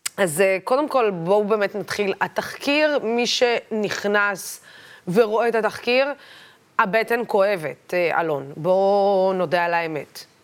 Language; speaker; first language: Hebrew; non-native, local second language; Arabic